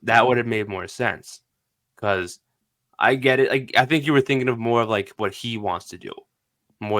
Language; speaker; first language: English; native; English